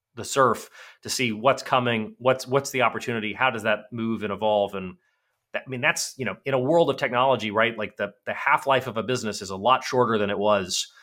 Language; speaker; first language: English; native; English